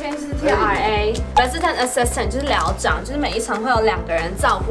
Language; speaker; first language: Chinese; native; Chinese